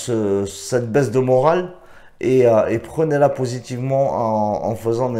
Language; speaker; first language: French; native; French